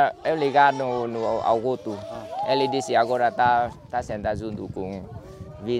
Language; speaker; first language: Portuguese; non-native, learner; Vietnamese